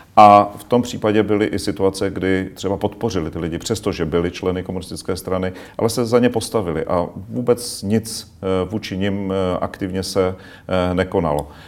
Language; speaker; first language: Czech; native; Czech